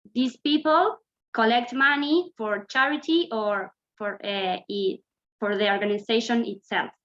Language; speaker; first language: English; non-native, fluent; Spanish